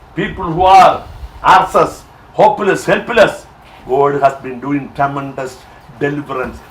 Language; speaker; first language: English; non-native, local second language; Malayalam